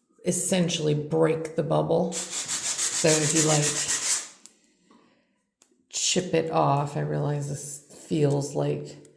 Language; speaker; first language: English; native; English